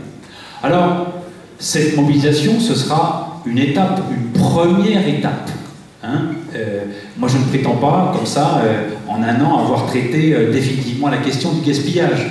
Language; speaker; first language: French; native; French